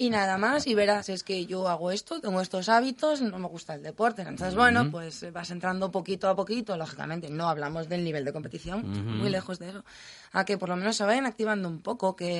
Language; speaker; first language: Spanish; native; Spanish